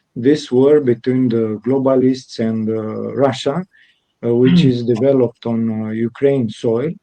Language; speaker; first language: English; non-native, fluent; Romanian